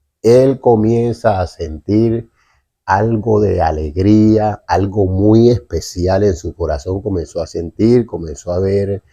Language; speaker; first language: Spanish; native; Spanish